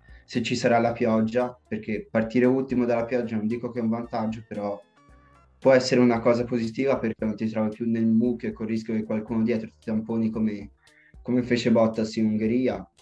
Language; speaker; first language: Italian; native; Italian